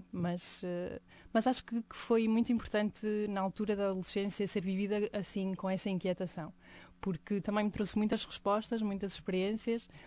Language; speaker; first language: Portuguese; native; Portuguese